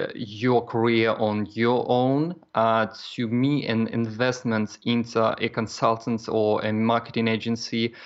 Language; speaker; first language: English; non-native, fluent; Russian